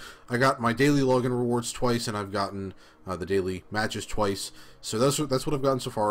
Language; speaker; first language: English; native; English